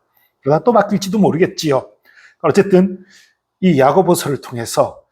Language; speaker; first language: Korean; native; Korean